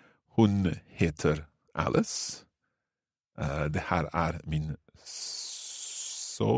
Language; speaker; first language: Swedish; non-native, learner; English